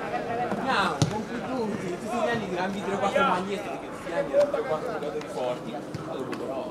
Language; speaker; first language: Italian; native; Italian